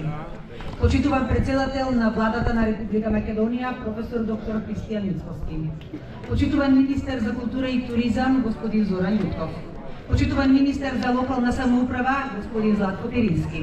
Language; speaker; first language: Macedonian; native; Macedonian